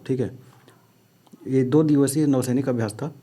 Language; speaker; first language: Hindi; native; Hindi